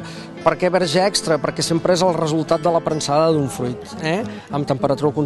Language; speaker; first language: Catalan; native; Catalan